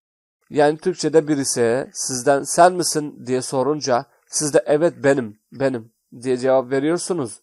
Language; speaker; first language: Turkish; non-native, fluent; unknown